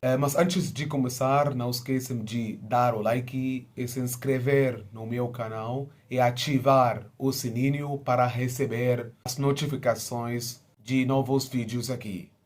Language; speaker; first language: Portuguese; non-native, fluent; Arabic